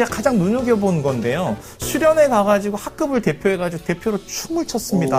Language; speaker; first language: Korean; native; Korean